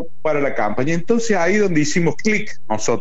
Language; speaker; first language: Spanish; native; Spanish